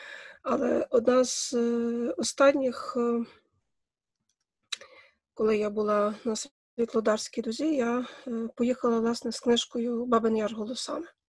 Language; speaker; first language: Ukrainian; native; Ukrainian